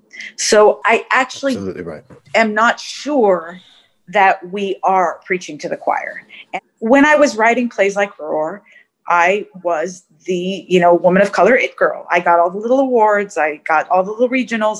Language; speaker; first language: English; native; English